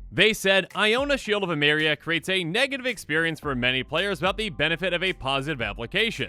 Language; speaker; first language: English; native; English